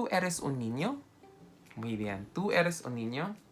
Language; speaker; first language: Spanish; non-native, fluent; Filipino